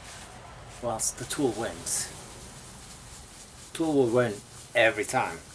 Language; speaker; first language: English; native; English